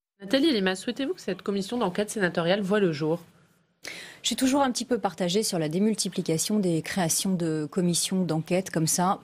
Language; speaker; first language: French; native; French